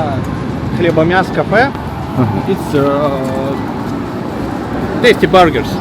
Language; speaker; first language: English; non-native, learner; Russian